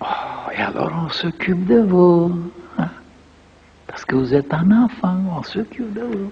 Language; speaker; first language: French; non-native, fluent; Bulgarian